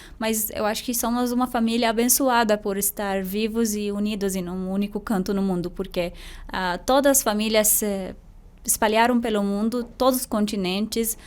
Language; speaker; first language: Portuguese; non-native, fluent; Arabic